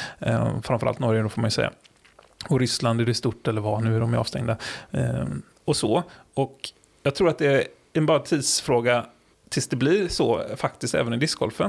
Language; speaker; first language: Swedish; native; Swedish